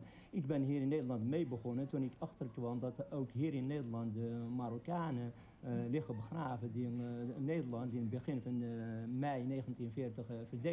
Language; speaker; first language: Dutch; non-native, fluent; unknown